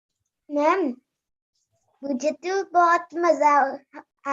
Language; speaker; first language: Hindi; native; Hindi